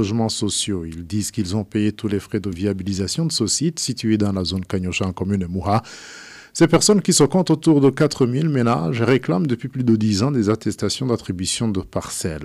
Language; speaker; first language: French; non-native, local second language; Rundi